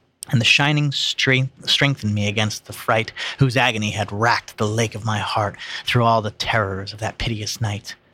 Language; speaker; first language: English; native; English